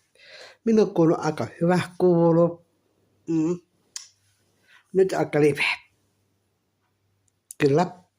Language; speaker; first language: Finnish; non-native, learner; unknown